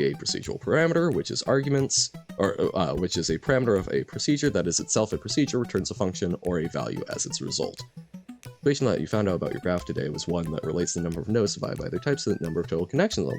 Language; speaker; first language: English; native; English